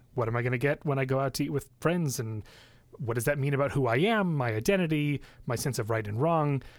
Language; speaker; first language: English; native; English